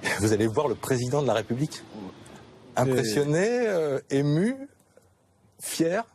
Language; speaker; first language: French; native; French